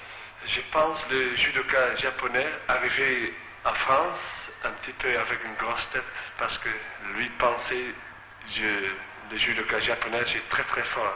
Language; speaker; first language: French; non-native, learner; Dutch